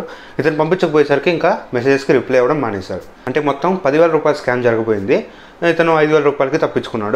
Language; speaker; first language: Telugu; native; Telugu